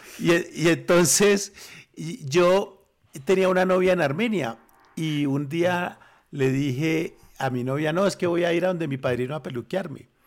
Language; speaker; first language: Spanish; native; Spanish